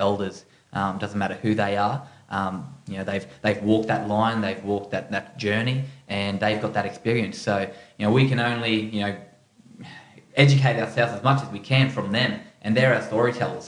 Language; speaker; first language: English; native; English